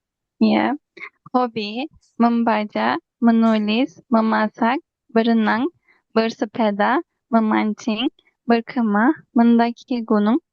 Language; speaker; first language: Indonesian; non-native, learner; Turkish